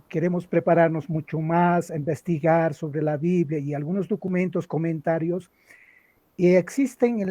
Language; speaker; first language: Spanish; non-native, local second language; Aymara